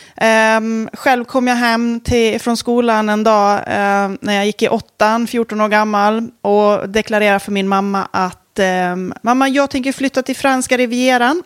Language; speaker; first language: Swedish; native; Swedish